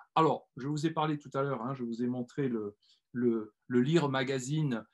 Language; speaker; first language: French; native; French